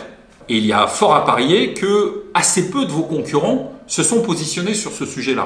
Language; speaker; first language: French; native; French